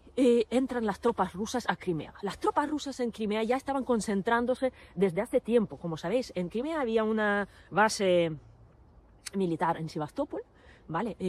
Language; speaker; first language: Spanish; non-native, fluent; Ukrainian